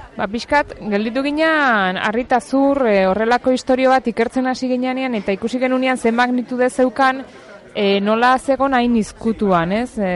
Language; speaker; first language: Basque; native; Basque